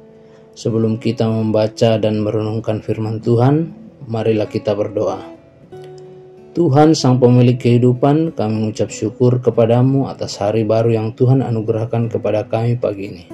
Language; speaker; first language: Indonesian; native; Indonesian